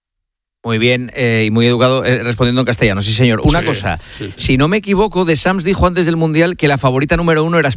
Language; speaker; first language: Spanish; native; Spanish